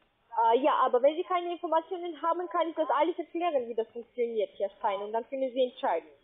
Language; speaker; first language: German; non-native, learner; Spanish